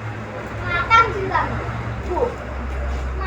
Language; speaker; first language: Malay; non-native, local second language; Javanese